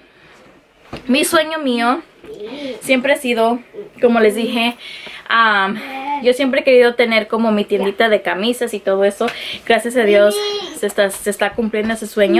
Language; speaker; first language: Spanish; early bilingual, heritage; Spanish